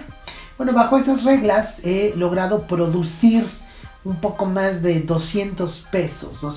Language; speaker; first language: Spanish; native; Spanish